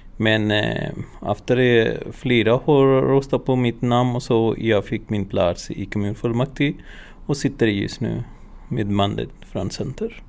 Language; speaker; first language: Swedish; non-native, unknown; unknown